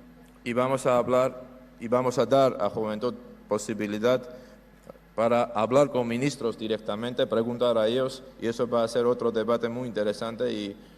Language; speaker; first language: Spanish; non-native, fluent; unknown